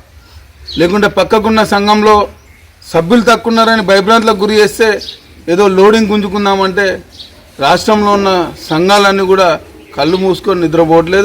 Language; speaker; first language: Telugu; native; Telugu